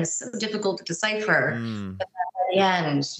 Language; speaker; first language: English; native; English